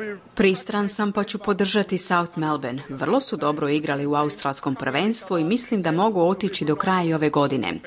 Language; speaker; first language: Croatian; native; Croatian